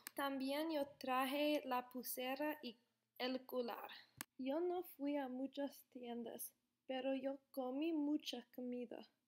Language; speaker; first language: Spanish; non-native, learner; English